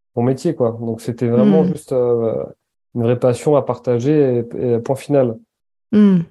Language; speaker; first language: French; native; French